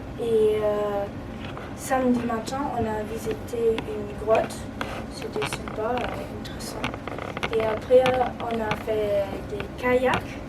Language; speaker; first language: French; non-native, learner; German